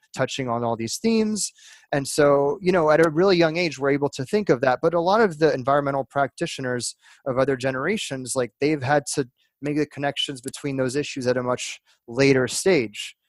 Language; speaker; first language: English; early bilingual, other home language; French